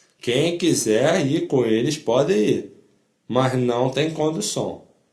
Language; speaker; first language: Portuguese; non-native, fluent; Polish